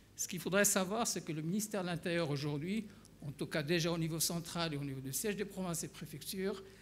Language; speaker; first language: French; non-native, local second language; Arabic